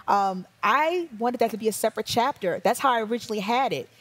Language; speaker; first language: English; native; English